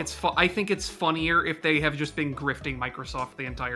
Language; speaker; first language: English; native; English